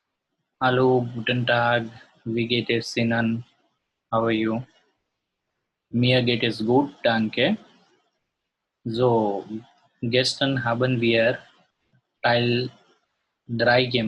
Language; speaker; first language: German; non-native, learner; Gujarati